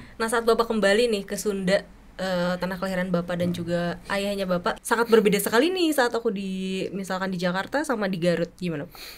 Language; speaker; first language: Indonesian; native; Indonesian